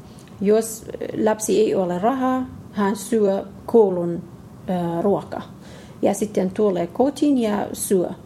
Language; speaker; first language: Finnish; non-native, learner; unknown